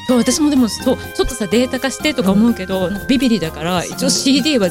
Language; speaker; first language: Japanese; native; Japanese